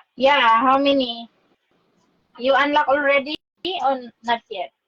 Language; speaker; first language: English; non-native, local second language; Filipino